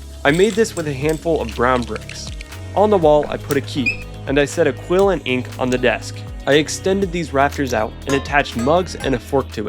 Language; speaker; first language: English; native; English